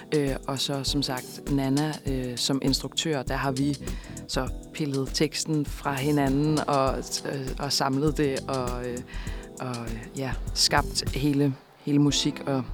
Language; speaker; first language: Danish; native; Danish